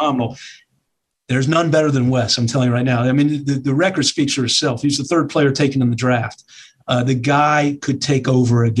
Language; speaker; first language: English; native; English